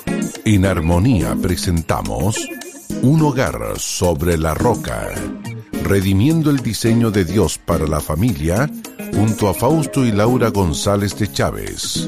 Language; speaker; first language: Spanish; native; Spanish